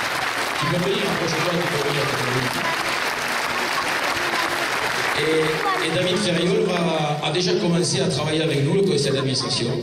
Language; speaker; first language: French; native; French